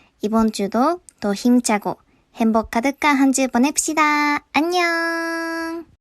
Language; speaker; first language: Korean; non-native, fluent; Japanese